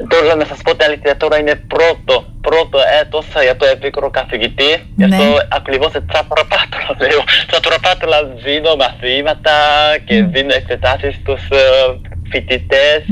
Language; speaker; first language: Greek; non-native, fluent; Japanese